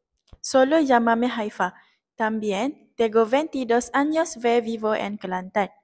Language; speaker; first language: Spanish; non-native, learner; Malay